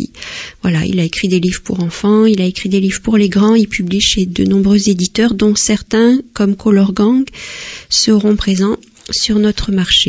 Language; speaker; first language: French; native; French